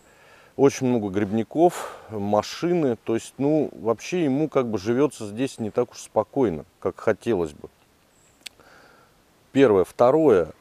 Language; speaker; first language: Russian; native; Russian